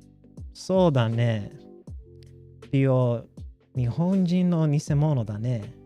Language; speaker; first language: Japanese; non-native, learner; English